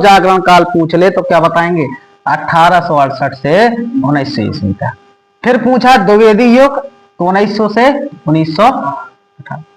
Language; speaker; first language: Hindi; native; Hindi